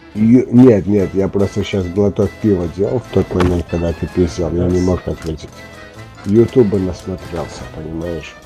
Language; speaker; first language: Russian; native; Russian